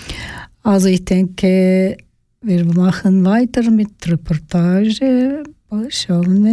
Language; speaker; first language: German; non-native, fluent; Georgian